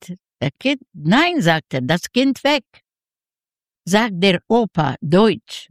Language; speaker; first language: German; non-native, learner; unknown